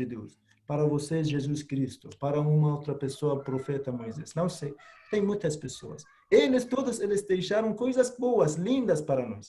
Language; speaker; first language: Portuguese; non-native, fluent; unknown